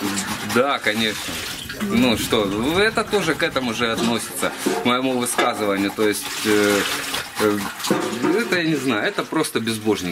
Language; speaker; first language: Russian; native; Russian